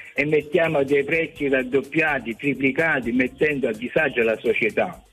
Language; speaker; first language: Italian; native; Italian